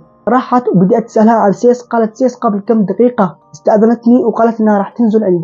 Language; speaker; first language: Arabic; native; Arabic